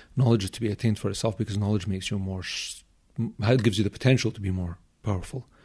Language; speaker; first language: English; native; English